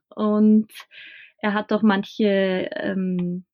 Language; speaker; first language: German; native; German